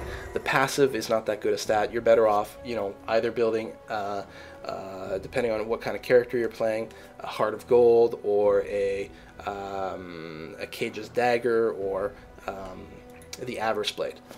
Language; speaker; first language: English; native; English